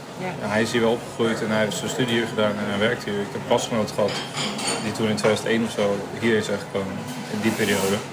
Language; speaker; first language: Dutch; native; Dutch